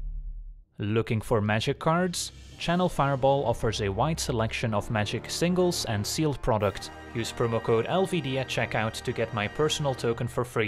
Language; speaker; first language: English; native; English